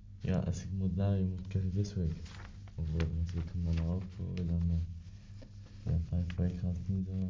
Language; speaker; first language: Dutch; non-native, learner; Arabic